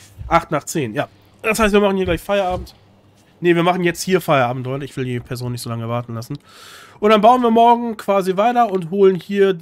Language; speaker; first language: German; native; German